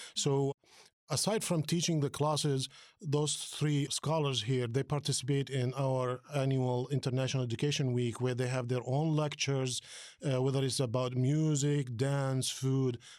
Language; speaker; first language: English; non-native, fluent; Arabic